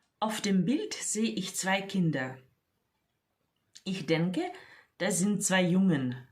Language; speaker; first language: German; non-native, fluent; Ukrainian